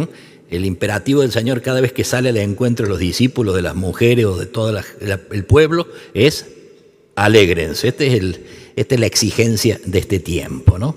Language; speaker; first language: Spanish; native; Spanish